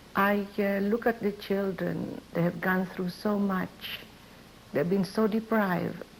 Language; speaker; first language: English; non-native, local second language; Filipino